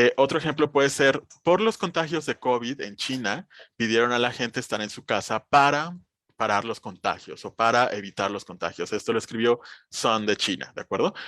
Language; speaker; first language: Spanish; native; Spanish